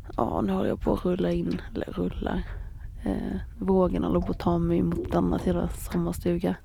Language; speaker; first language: Swedish; native; Swedish